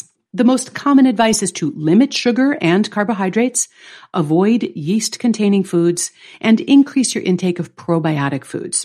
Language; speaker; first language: English; native; English